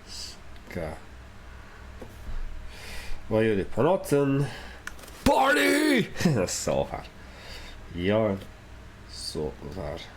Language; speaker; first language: Swedish; non-native, learner; English